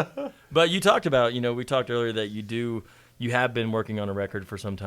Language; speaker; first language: English; native; English